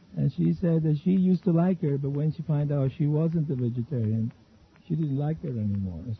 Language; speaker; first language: English; non-native, fluent; Italian